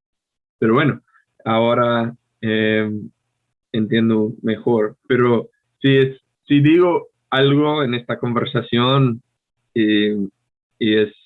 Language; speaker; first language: Spanish; non-native, fluent; English